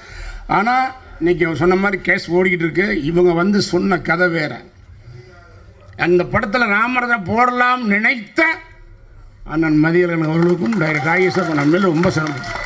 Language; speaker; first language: Tamil; native; Tamil